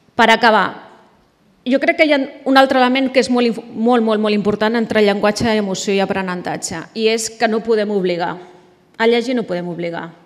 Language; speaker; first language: Catalan; native; Catalan